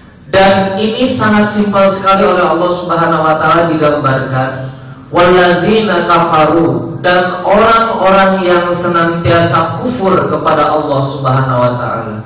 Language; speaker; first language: Indonesian; native; Indonesian